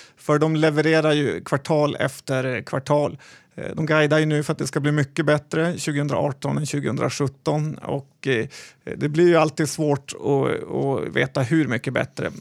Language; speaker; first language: Swedish; native; Swedish